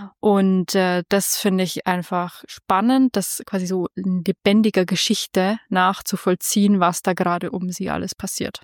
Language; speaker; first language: German; native; German